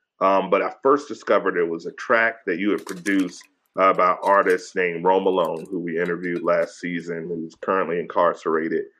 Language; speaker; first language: English; native; English